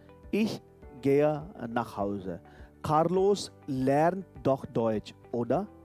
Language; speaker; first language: German; non-native, fluent; Hindi